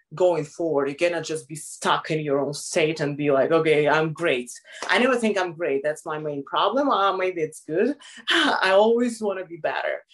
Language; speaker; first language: English; non-native, fluent; Russian